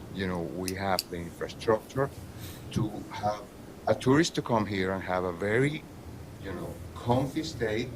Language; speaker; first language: English; non-native, fluent; Spanish